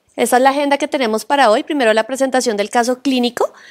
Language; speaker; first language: Spanish; native; Spanish